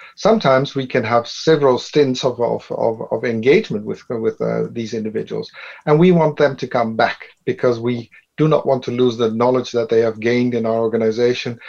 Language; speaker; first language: English; non-native, fluent; Dutch